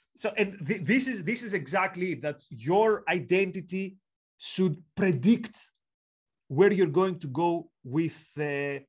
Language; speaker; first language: English; non-native, fluent; Greek